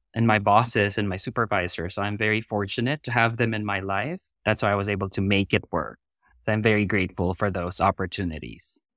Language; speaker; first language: English; non-native, local second language; Filipino